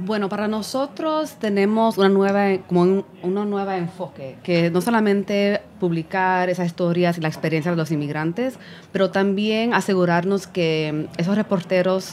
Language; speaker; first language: Spanish; early bilingual, heritage; Spanish